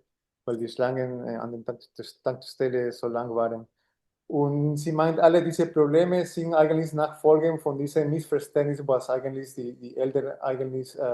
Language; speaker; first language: German; non-native, fluent; Spanish